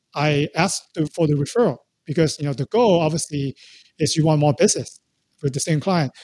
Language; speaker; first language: English; non-native, local second language; Cantonese